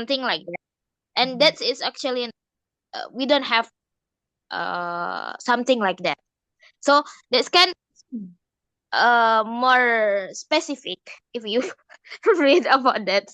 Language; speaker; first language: English; non-native, learner; Indonesian